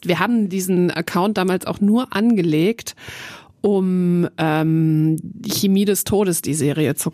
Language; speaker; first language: German; native; German